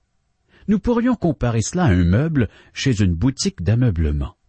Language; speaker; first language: French; native; French